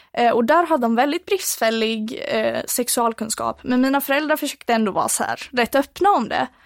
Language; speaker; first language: Swedish; early bilingual, other home language; Romanian